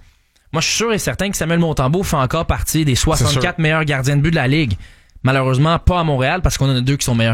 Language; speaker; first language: French; native; French